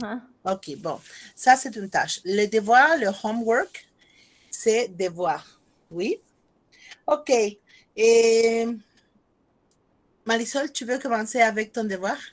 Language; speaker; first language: French; non-native, fluent; Spanish